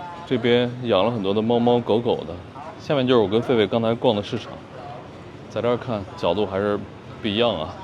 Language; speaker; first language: Chinese; native; Chinese